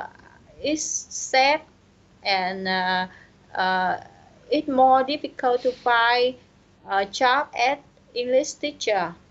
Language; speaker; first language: English; non-native, learner; Vietnamese